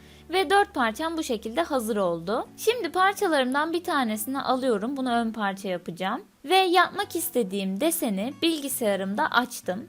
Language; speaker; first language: Turkish; native; Turkish